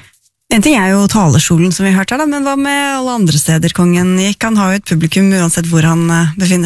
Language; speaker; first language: Norwegian; native; Norwegian